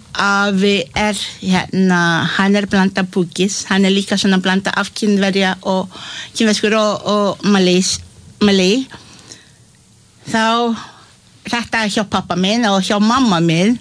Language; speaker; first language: Icelandic; non-native, fluent; English